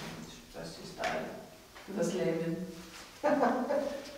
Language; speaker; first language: German; non-native, fluent; Greek